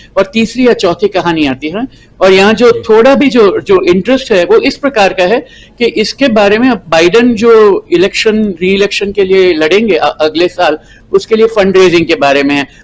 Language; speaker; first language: Hindi; non-native, local second language; Gujarati